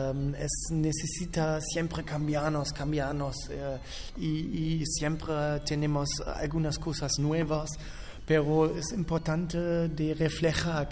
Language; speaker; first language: Spanish; non-native, fluent; German